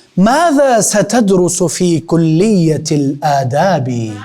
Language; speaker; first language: Arabic; non-native, fluent; Urdu